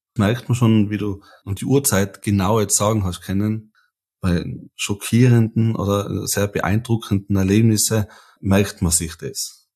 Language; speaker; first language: German; native; German